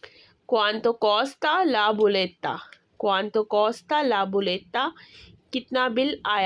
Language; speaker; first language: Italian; non-native, fluent; Urdu